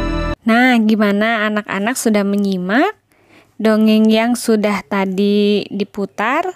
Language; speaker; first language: Indonesian; native; Indonesian